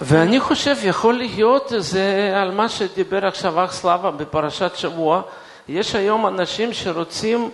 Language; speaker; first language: Hebrew; non-native, fluent; Russian